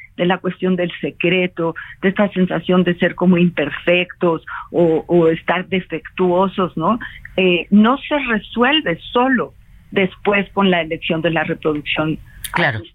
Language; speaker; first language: Spanish; native; Spanish